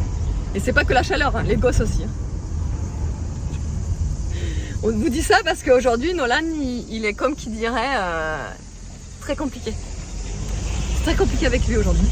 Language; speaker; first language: French; native; French